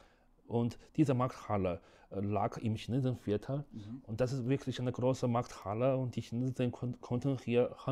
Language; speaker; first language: German; non-native, fluent; Chinese